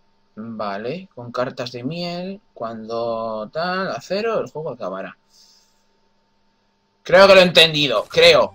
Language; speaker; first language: Spanish; native; Spanish